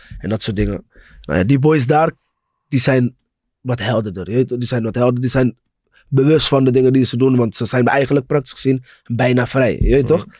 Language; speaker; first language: Dutch; native; Dutch